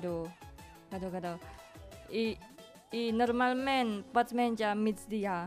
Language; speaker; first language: Catalan; non-native, learner; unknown